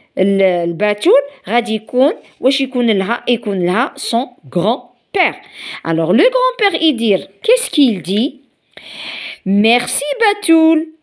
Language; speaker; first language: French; non-native, local second language; Arabic